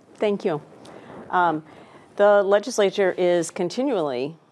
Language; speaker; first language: English; native; English